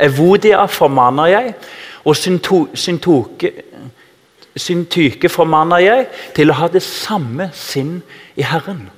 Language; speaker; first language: Norwegian; native; Norwegian